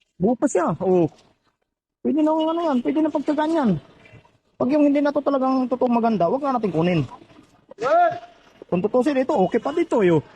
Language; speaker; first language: Filipino; native; Filipino